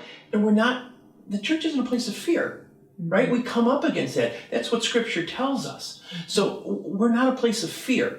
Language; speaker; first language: English; native; English